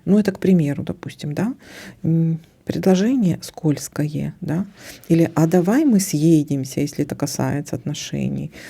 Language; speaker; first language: Russian; native; Russian